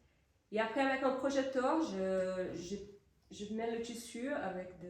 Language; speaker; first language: French; non-native, fluent; Portuguese